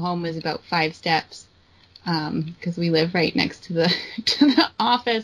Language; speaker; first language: English; native; English